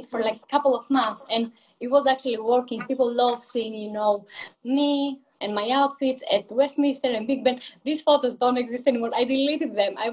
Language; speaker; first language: English; non-native, fluent; Greek